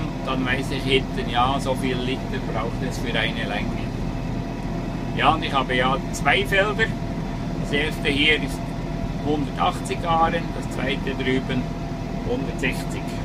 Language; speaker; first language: German; native; German